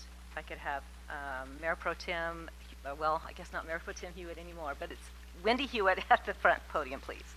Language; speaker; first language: English; native; English